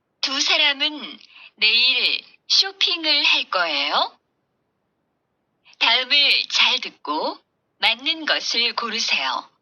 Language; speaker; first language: Korean; non-native, fluent; Portuguese